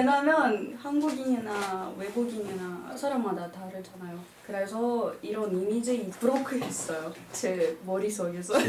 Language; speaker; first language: Korean; non-native, fluent; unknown